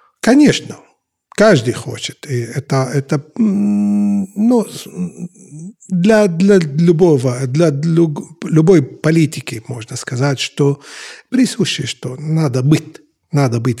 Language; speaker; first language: Russian; non-native, fluent; Arabic